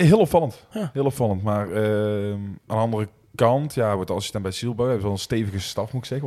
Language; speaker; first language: Dutch; native; Dutch